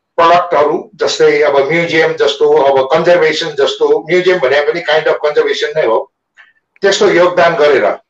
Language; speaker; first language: Nepali; native; Nepali